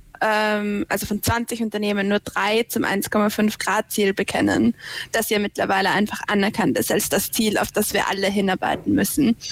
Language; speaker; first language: German; native; German